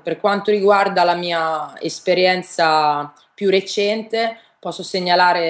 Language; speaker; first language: Italian; native; Italian